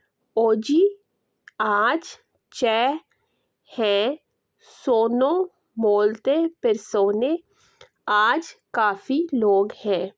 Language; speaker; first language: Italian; non-native, learner; Urdu